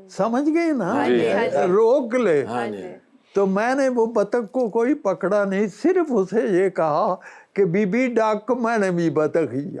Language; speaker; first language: Urdu; non-native, local second language; Punjabi